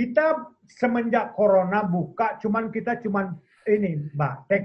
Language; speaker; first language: Indonesian; native; Indonesian